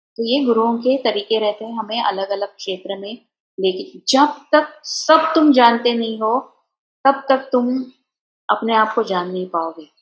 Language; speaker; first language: Hindi; non-native, local second language; Marathi